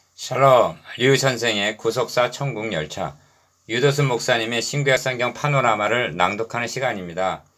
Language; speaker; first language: Korean; native; Korean